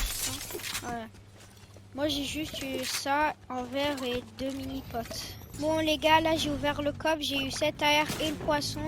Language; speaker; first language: French; native; French